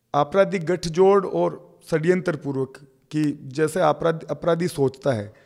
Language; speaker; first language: Hindi; native; Hindi